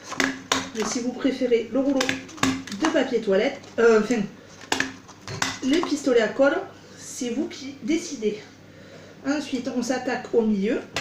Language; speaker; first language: French; native; French